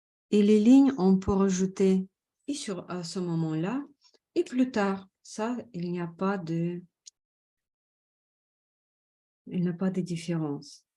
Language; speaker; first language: French; non-native, fluent; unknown